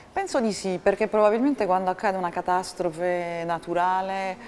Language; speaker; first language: Italian; native; Italian